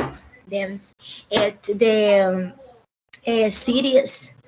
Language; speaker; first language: English; non-native, learner; Spanish